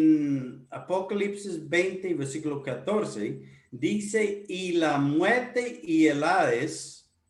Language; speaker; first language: Spanish; non-native, fluent; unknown